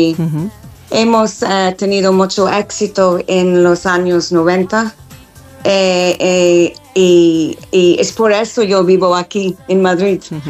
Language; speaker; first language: Spanish; non-native, fluent; English